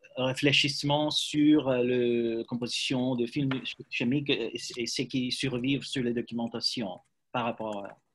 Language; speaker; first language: French; non-native, learner; English